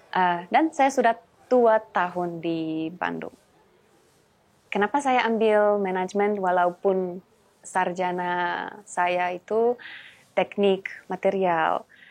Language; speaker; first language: Indonesian; non-native, fluent; Polish